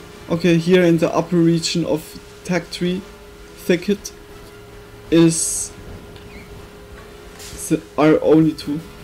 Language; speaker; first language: English; non-native, fluent; Swiss German